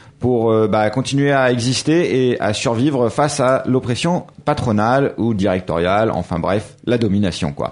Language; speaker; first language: French; native; French